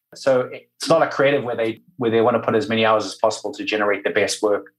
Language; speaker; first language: English; native; English